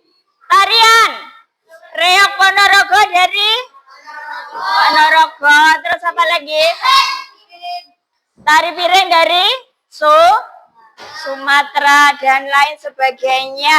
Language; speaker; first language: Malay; non-native, local second language; Javanese